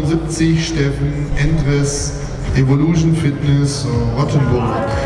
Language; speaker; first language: German; native; German